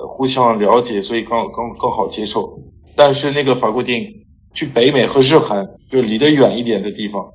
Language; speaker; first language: Chinese; non-native, fluent; French